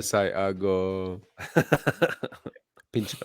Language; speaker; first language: Spanish; non-native, fluent; Swedish